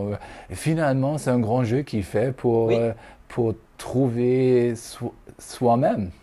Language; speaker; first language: French; non-native, fluent; German